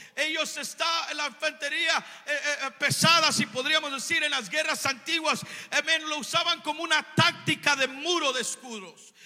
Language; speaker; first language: Spanish; native; Spanish